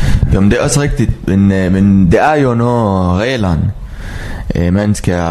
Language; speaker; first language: Danish; non-native, learner; Arabic